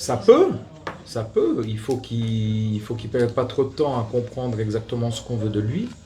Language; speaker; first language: French; native; French